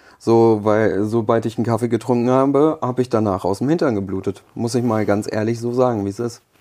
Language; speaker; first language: German; early bilingual, other home language; Polish